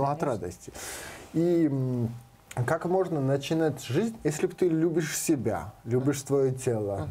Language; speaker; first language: Russian; non-native, learner; Georgian